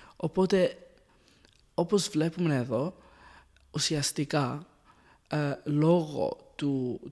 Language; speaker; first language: Greek; non-native, fluent; Arabic